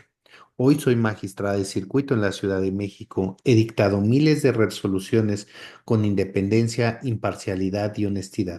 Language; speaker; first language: Spanish; native; Spanish